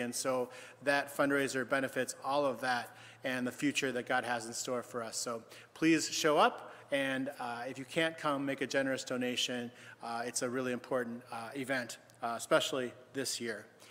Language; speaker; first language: English; native; English